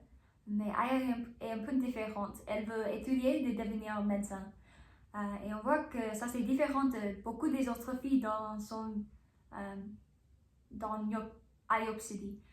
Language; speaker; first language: French; non-native, learner; English